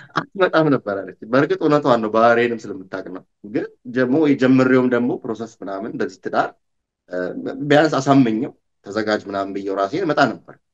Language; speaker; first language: Amharic; native; Amharic